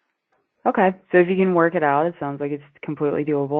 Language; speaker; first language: English; native; English